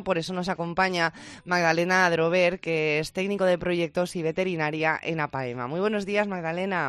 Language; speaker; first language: Spanish; native; Spanish